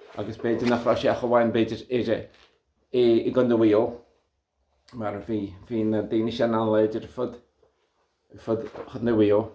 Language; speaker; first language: Irish; native; Irish